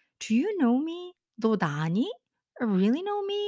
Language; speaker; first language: English; non-native, fluent; Korean